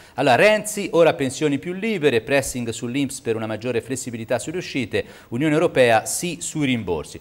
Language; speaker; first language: Italian; native; Italian